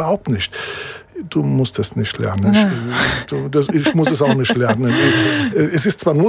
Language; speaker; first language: German; early bilingual, other home language; Italian